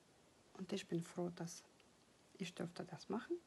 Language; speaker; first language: German; non-native, fluent; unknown